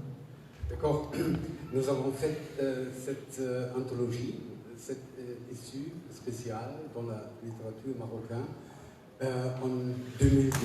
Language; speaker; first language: French; non-native, learner; German